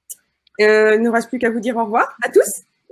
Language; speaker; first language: French; native; French